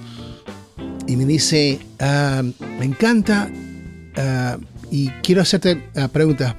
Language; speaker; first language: Spanish; native; Spanish